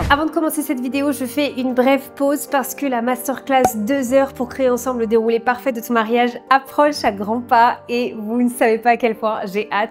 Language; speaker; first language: French; native; French